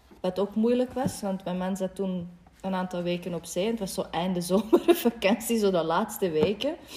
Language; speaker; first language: Dutch; non-native, fluent; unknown